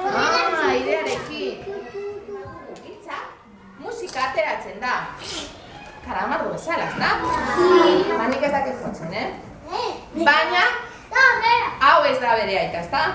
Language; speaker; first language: Basque; non-native, local second language; Spanish